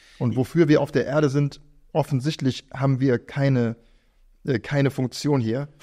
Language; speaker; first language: German; native; German